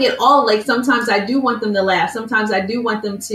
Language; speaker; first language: English; native; English